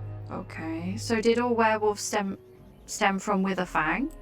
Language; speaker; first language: English; native; English